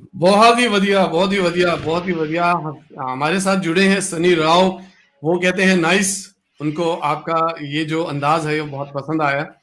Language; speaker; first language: Hindi; non-native, local second language; Kashmiri